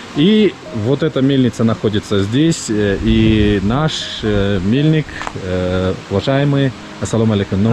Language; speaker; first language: Russian; non-native, local second language; Tajik